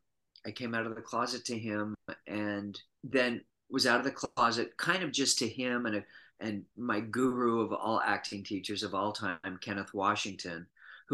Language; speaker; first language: English; native; English